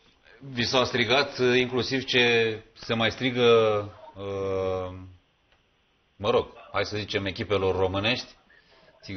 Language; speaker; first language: Romanian; native; Romanian